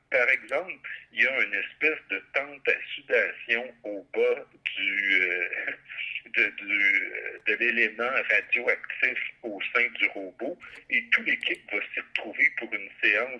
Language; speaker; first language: French; native; French